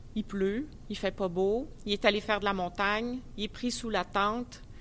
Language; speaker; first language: French; native; French